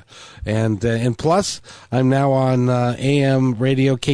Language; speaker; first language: English; native; English